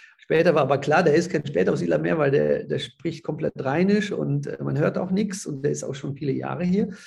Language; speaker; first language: German; early bilingual, other home language; Russian